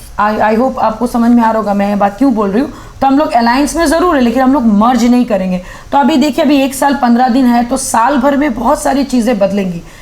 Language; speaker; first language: Hindi; native; Hindi